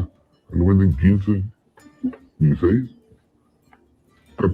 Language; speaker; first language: Spanish; native; Spanish